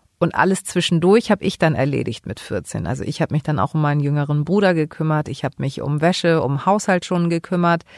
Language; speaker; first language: German; early bilingual, other home language; Greek